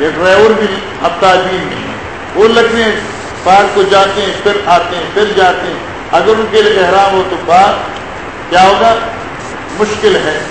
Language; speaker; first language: Urdu; non-native, local second language; Northern Hindko